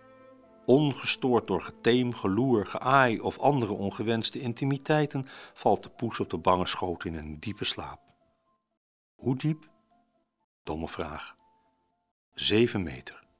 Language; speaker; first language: Dutch; native; Dutch